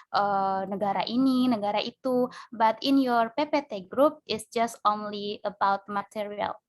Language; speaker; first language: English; non-native, learner; Indonesian